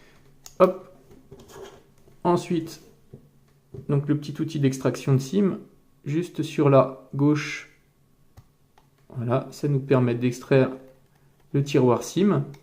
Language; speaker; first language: French; native; French